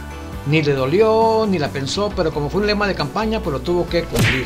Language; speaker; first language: Spanish; native; Spanish